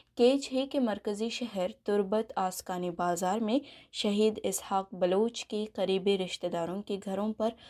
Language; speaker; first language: Urdu; non-native, local second language; Baluchi